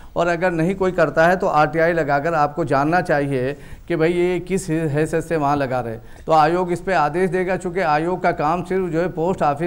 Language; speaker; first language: Hindi; native; Hindi